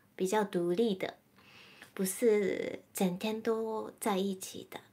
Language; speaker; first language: Chinese; non-native, fluent; Japanese